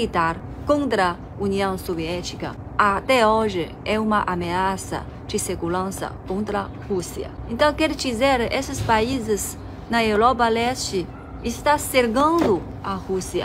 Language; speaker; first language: Portuguese; non-native, fluent; Chinese